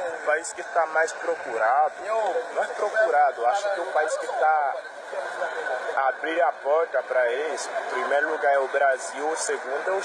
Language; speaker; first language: Portuguese; non-native, learner; Haitian Creole